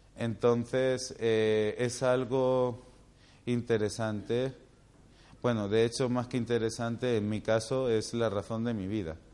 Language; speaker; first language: Spanish; native; Spanish